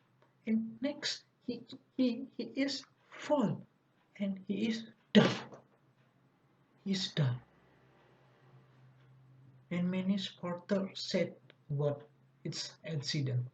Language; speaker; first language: English; non-native, learner; Indonesian